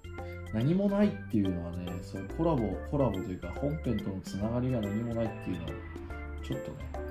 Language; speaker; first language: Japanese; native; Japanese